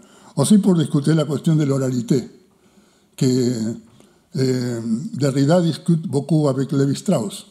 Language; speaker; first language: French; non-native, fluent; Spanish